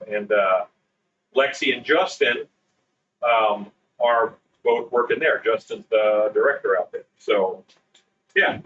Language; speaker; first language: English; native; English